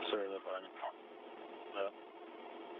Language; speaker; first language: English; non-native, fluent; Russian